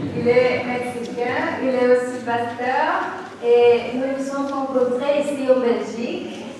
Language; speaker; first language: French; non-native, local second language; Spanish